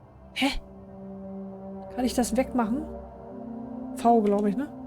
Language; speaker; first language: German; native; German